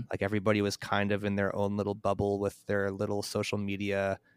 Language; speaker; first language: English; native; English